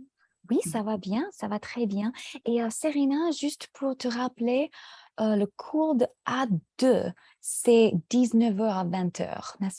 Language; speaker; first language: French; non-native, fluent; English